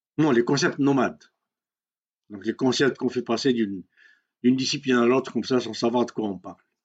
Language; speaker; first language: French; non-native, local second language; Kabyle